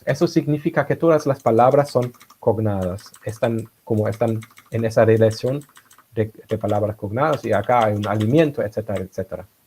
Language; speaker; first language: Spanish; non-native, fluent; German